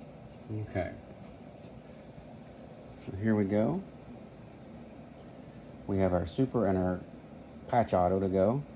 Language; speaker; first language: English; native; English